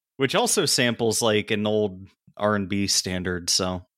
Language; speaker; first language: English; native; English